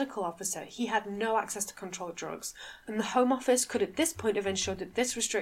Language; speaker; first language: English; native; English